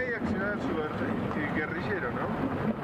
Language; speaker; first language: Spanish; native; Spanish